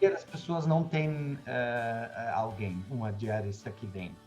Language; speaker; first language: Portuguese; non-native, fluent; German